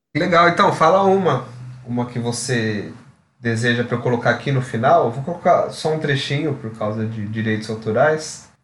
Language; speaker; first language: Portuguese; native; Portuguese